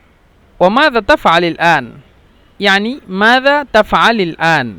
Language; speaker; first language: Arabic; non-native, fluent; Bangla